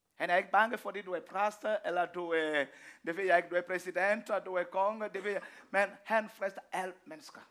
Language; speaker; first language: Danish; non-native, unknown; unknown